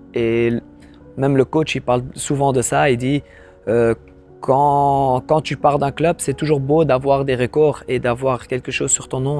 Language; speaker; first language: French; non-native, local second language; Dutch